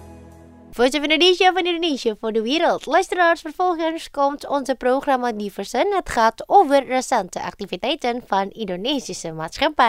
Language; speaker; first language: Dutch; non-native, fluent; Indonesian